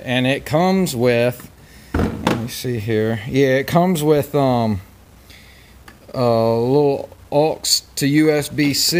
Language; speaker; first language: English; native; English